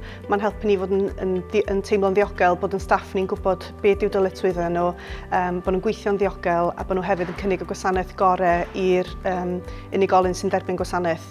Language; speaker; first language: Welsh; native; Welsh